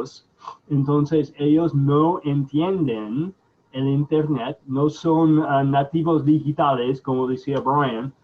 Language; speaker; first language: Spanish; non-native, fluent; English